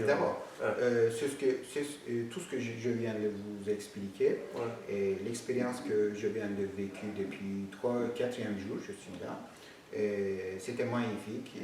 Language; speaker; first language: French; non-native, fluent; Turkish